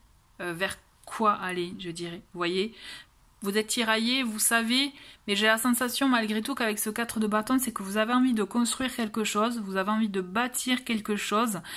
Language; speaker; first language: French; native; French